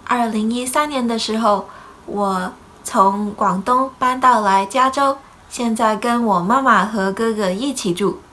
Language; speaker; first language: Chinese; early bilingual, other home language; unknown